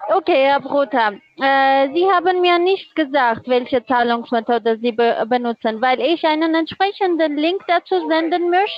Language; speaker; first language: German; non-native, fluent; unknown